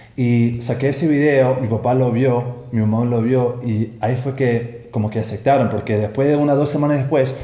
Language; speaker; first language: Spanish; non-native, fluent; English